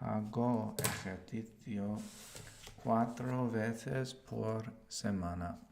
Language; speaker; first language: Spanish; non-native, learner; English